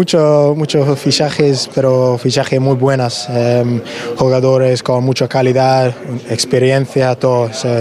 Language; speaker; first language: Spanish; non-native, learner; English